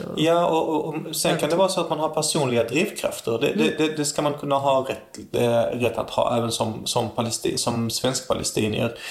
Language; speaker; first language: Swedish; early bilingual, other home language; Arabic